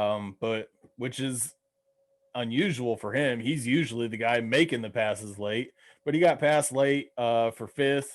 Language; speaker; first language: English; native; English